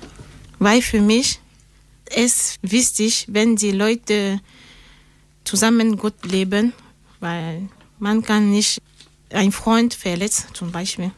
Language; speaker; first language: German; non-native, learner; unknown